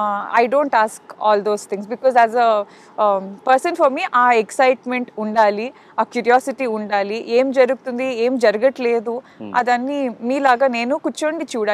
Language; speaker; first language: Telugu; non-native, local second language; Kannada